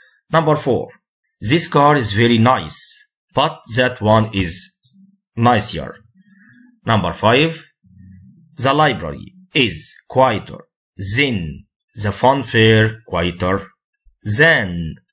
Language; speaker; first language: English; non-native, fluent; Arabic